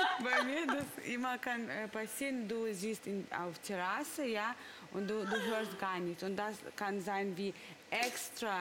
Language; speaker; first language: German; non-native, learner; Russian